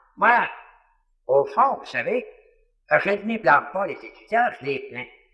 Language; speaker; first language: French; native; French